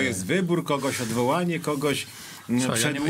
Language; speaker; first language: Polish; native; Polish